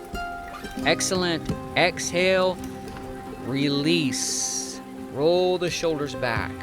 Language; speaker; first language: English; native; English